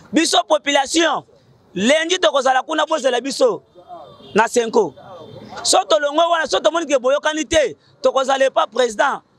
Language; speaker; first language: Lingala; native; Lingala